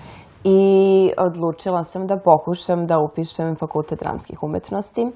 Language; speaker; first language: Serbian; early bilingual, heritage; Serbian